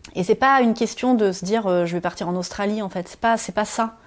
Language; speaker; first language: French; native; French